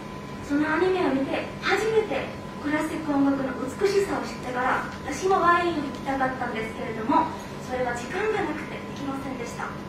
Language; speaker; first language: Japanese; non-native, fluent; Bangla